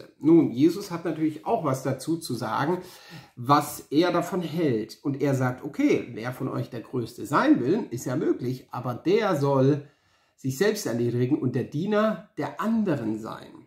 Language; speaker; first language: German; native; German